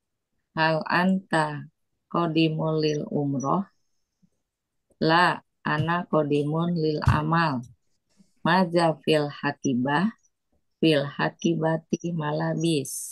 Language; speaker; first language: Arabic; non-native, learner; Indonesian